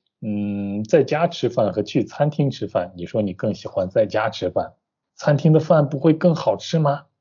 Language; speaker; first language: Chinese; native; Chinese